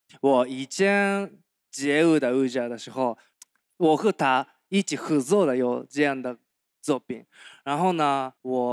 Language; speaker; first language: Chinese; non-native, learner; Japanese